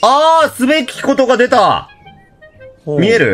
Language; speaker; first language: Japanese; native; Japanese